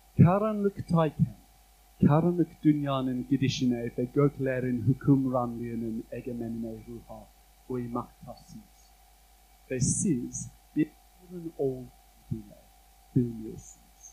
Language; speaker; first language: Turkish; non-native, fluent; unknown